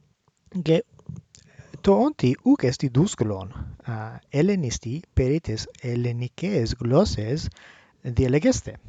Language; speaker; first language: Greek; non-native, learner; English